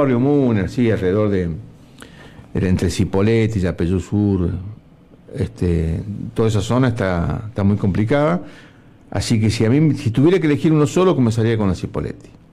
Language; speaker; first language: Spanish; native; Spanish